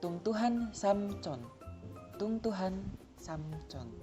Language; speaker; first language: Korean; non-native, fluent; Indonesian